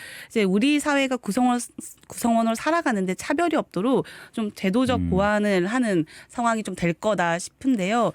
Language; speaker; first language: Korean; native; Korean